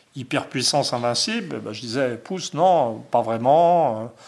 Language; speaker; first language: French; native; French